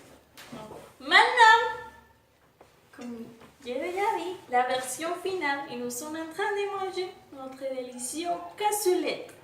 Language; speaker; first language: French; non-native, learner; Spanish